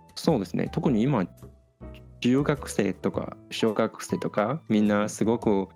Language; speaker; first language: Japanese; non-native, fluent; Chinese